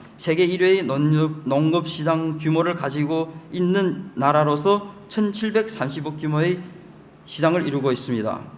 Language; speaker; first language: Korean; early bilingual, heritage; Chinese